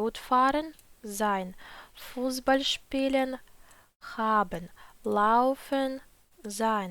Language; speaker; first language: German; non-native, fluent; Ukrainian